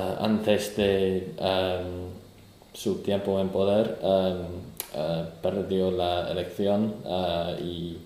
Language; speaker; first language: Spanish; non-native, learner; English